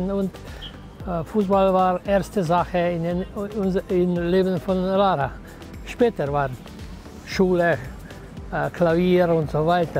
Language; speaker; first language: German; non-native, learner; Slovenian